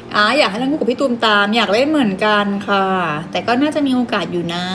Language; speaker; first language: Thai; native; Thai